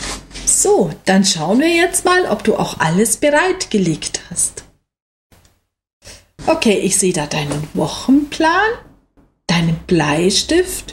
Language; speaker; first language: German; native; German